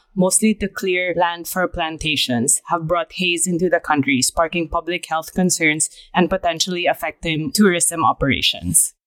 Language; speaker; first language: English; non-native, local second language; Filipino